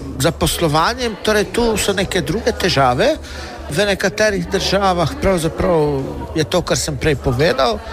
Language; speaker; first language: Slovenian; non-native, local second language; Romany